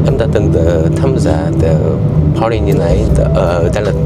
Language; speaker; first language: Vietnamese; non-native, learner; Korean